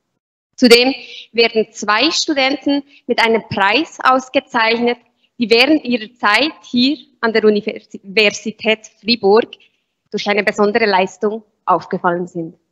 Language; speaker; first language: German; native; German